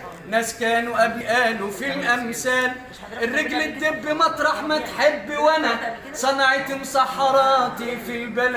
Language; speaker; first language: Arabic; native; Arabic